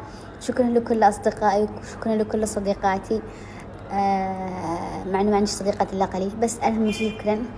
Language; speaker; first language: Arabic; native; Arabic